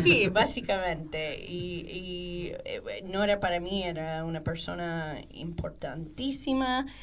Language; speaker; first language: Spanish; non-native, fluent; English